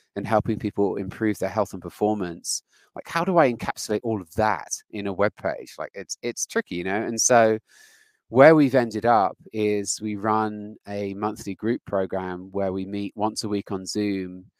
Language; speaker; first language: English; native; English